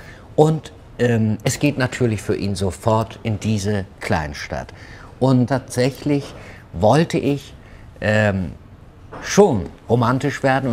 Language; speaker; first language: German; early bilingual, other home language; Turkish